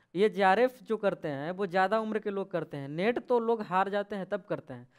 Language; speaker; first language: Hindi; native; Hindi